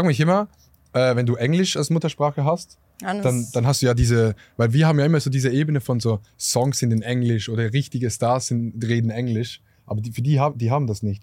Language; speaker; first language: German; native; German